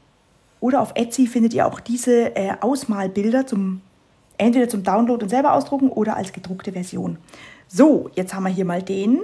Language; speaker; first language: German; native; German